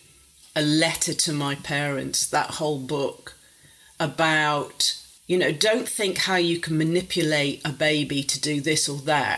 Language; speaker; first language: English; native; English